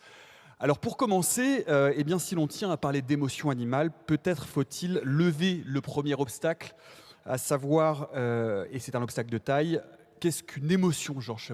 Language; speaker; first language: French; native; French